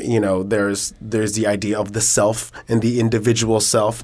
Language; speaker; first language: English; native; English